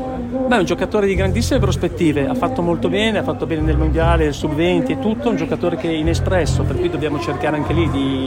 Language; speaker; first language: Italian; native; Italian